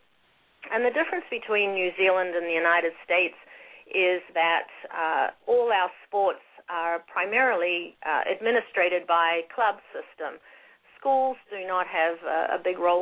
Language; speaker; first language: English; native; English